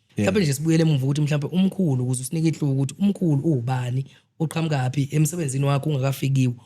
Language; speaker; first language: Zulu; native; Zulu